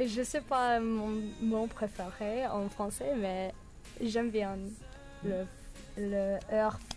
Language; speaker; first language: French; non-native, learner; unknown